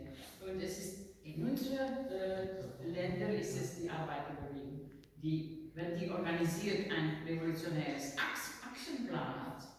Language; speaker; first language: German; non-native, learner; Dutch